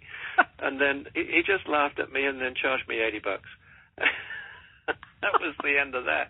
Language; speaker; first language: English; native; English